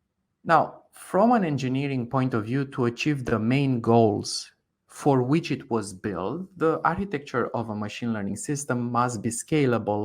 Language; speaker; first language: English; non-native, fluent; Romanian